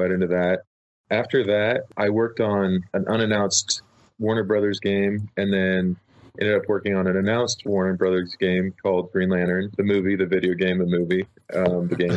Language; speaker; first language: English; native; English